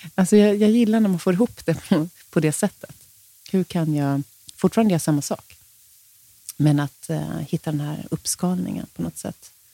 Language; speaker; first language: Swedish; native; Swedish